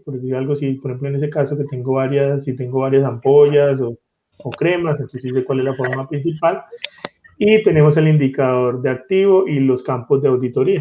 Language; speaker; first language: Spanish; native; Spanish